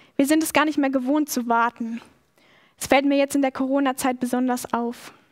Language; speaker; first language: German; native; German